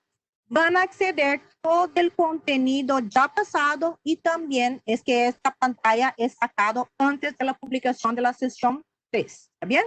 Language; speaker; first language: Spanish; non-native, fluent; Portuguese